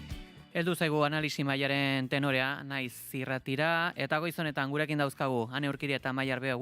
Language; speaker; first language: Basque; native; Basque